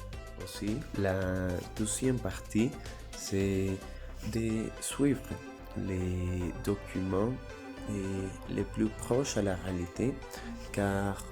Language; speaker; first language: French; non-native, learner; Spanish